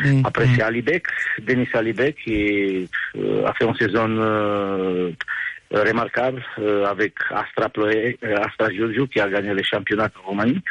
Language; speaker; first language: French; non-native, fluent; Romanian